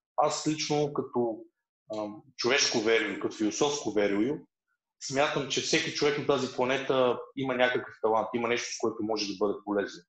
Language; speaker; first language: Bulgarian; early bilingual, other home language; Russian